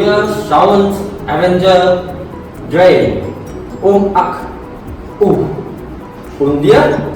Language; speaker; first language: German; non-native, learner; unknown